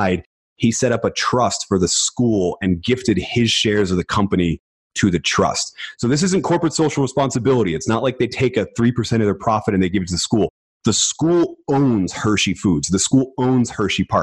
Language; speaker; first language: English; native; English